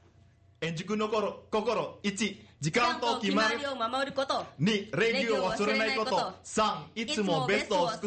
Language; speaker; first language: Japanese; non-native, learner; Indonesian